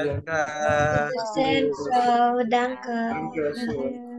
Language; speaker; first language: German; non-native, learner; Indonesian